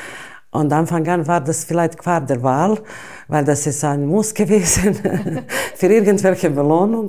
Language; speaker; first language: German; non-native, fluent; Bosnian